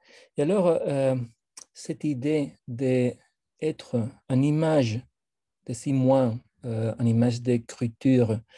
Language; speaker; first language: French; non-native, fluent; Spanish